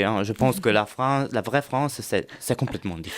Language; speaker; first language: French; non-native, fluent; Italian